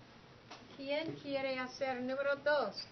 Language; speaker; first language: Spanish; non-native, fluent; English